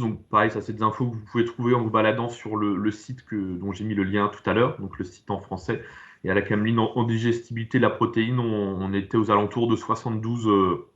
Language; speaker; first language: French; native; French